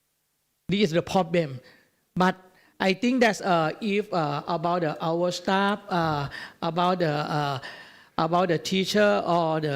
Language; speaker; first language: English; non-native, learner; Thai